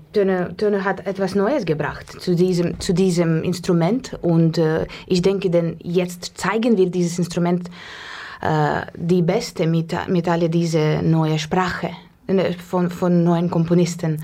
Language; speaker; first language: German; non-native, learner; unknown